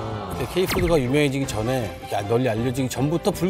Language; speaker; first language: Korean; native; Korean